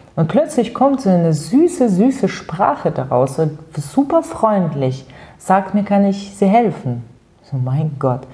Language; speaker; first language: German; non-native, fluent; Russian